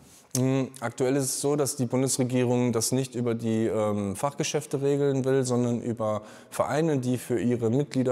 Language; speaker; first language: German; native; German